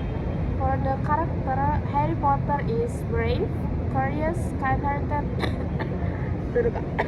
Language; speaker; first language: English; non-native, learner; Indonesian